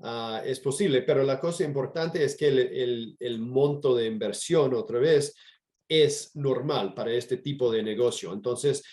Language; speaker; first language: Spanish; non-native, fluent; English